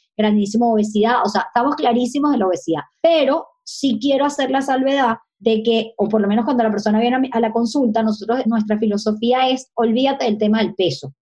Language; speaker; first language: Spanish; native; Spanish